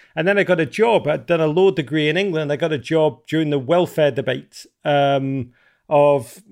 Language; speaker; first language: English; native; English